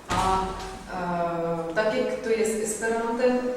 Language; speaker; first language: Czech; non-native, fluent; Russian